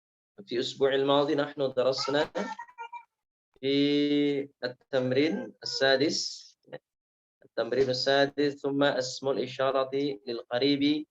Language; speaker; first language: Arabic; non-native, learner; Indonesian